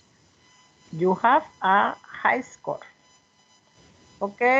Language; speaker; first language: English; non-native, learner; Spanish